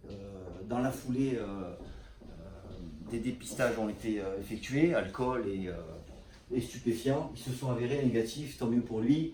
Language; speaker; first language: French; native; French